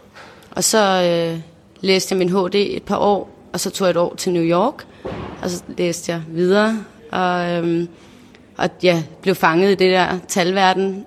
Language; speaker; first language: Danish; native; Danish